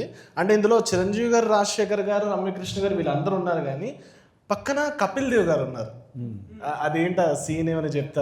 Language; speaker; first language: Telugu; native; Telugu